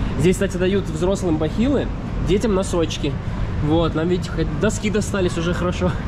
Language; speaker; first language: Russian; native; Russian